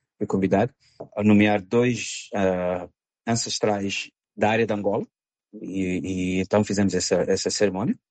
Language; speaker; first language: Portuguese; native; Portuguese